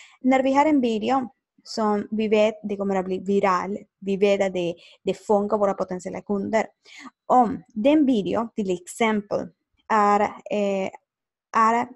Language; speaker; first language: Swedish; non-native, learner; Spanish